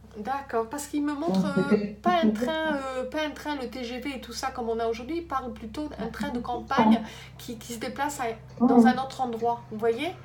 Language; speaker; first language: French; native; French